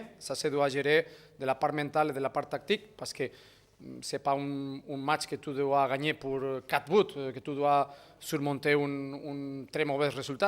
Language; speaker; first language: French; non-native, fluent; Spanish